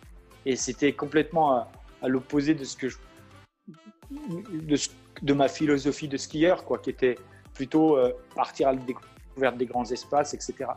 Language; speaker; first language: French; native; French